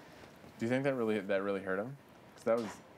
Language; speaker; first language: English; native; English